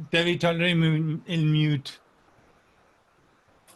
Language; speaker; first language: Italian; non-native, fluent; English